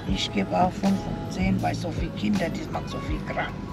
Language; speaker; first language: German; non-native, learner; Croatian